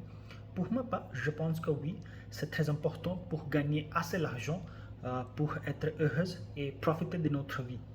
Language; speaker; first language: French; non-native, learner; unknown